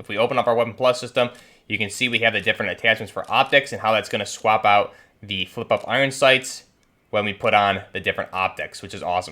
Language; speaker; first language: English; native; English